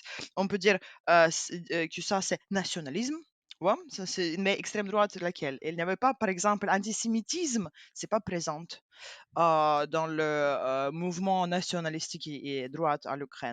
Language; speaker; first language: French; non-native, fluent; Ukrainian